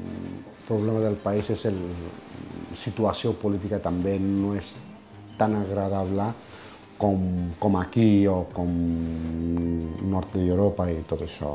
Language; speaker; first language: Catalan; non-native, fluent; Bangla